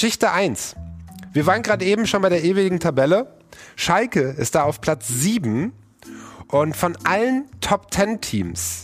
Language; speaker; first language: German; native; German